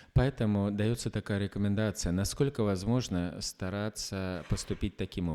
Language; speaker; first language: Russian; native; Russian